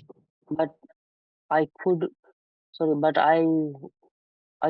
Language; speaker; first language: English; non-native, learner; Hindi